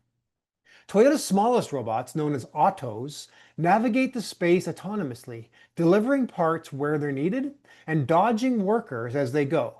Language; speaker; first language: English; native; English